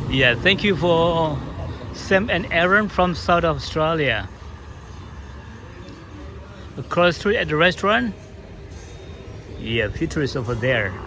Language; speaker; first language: English; non-native, fluent; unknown